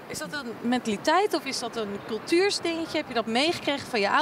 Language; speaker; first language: Dutch; native; Dutch